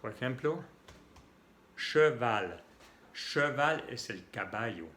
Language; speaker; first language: Spanish; non-native, fluent; French